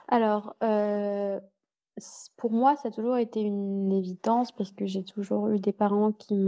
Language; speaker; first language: French; native; French